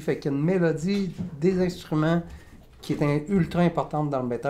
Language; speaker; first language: French; native; French